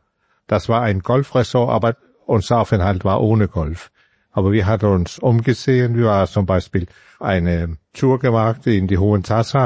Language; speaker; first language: German; non-native, fluent; Danish